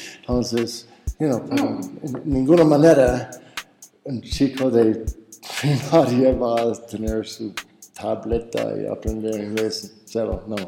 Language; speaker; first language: Spanish; non-native, fluent; English